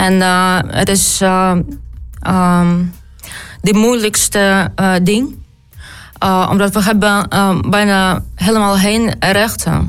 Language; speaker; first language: Dutch; non-native, learner; Ukrainian